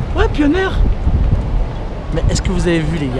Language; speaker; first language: French; native; French